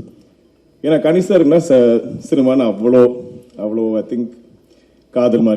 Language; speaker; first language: Tamil; non-native, local second language; Malayalam